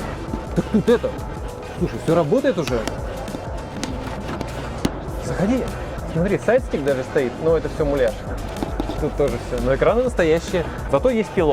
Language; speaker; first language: Russian; native; Russian